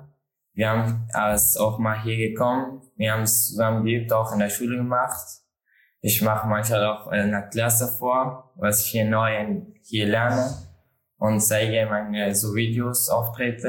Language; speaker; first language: German; non-native, learner; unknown